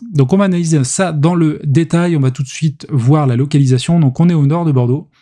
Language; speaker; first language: French; native; French